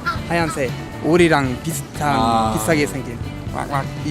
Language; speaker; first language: Korean; non-native, fluent; Luxembourgish